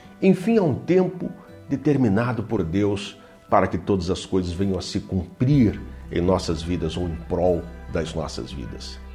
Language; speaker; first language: Portuguese; native; Portuguese